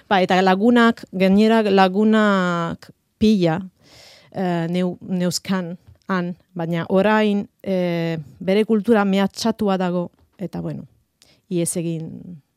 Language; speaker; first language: Basque; non-native, fluent; Italian